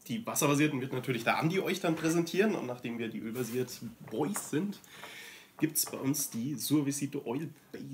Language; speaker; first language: German; native; German